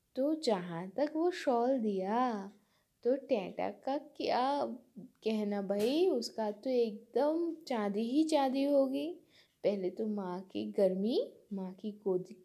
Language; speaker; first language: Hindi; non-native, local second language; Bangla